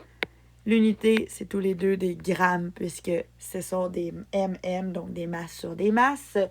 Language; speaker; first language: French; native; French